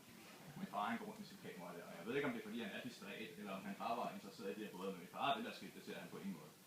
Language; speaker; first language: Danish; native; Danish